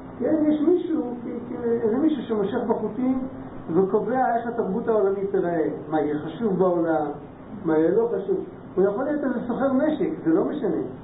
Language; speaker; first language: Hebrew; non-native, fluent; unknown